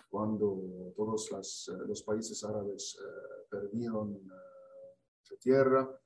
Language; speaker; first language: Spanish; non-native, fluent; Arabic